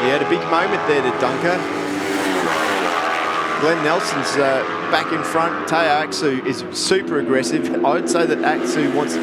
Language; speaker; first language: English; native; English